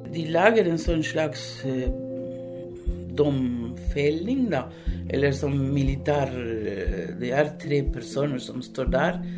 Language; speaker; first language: Norwegian; early bilingual, other home language; Spanish